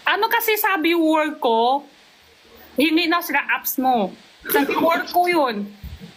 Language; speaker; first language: Filipino; non-native, learner; Chinese